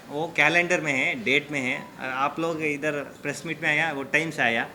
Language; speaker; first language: Hindi; non-native, local second language; Kannada